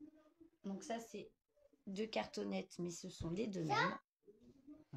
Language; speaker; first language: French; native; French